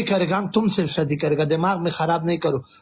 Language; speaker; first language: Hindi; non-native, learner; Pashto